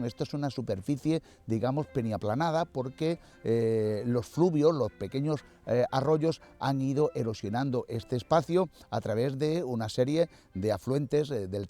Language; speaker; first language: Spanish; native; Spanish